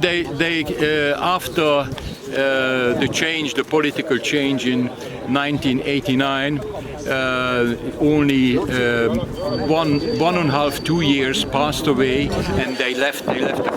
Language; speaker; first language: English; non-native, fluent; Hungarian